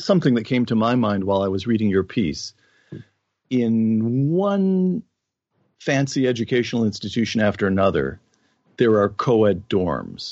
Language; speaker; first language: English; native; English